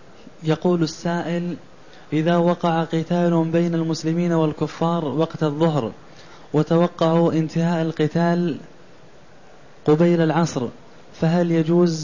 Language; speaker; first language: Arabic; native; Arabic